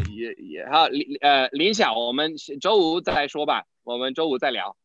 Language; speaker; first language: Chinese; non-native, fluent; English